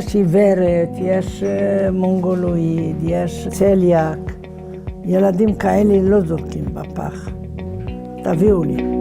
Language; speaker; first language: Hebrew; non-native, fluent; Arabic